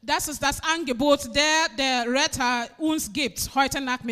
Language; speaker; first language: German; non-native, fluent; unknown